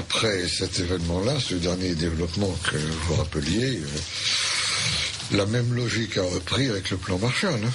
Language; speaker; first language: French; native; French